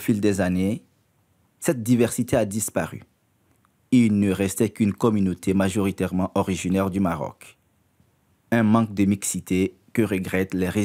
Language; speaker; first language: French; native; French